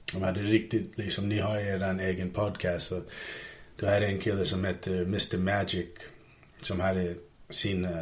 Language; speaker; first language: Swedish; early bilingual, heritage; Swedish